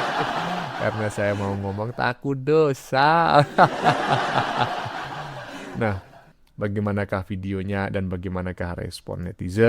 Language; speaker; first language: Indonesian; native; Indonesian